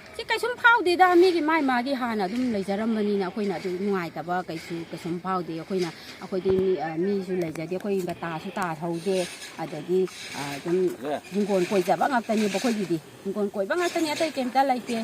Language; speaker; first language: Manipuri; non-native, local second language; Nepali